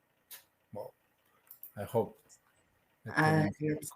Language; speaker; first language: English; non-native, fluent; Polish